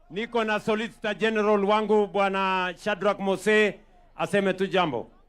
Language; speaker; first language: Swahili; non-native, local second language; Kalenjin